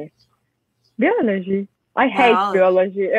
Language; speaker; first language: English; non-native, learner; Turkish